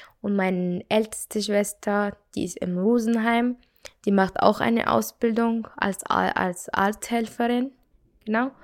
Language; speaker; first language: German; non-native, learner; Arabic